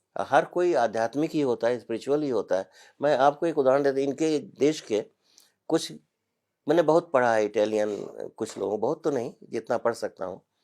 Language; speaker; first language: Hindi; native; Hindi